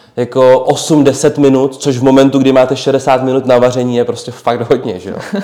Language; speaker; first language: Czech; native; Czech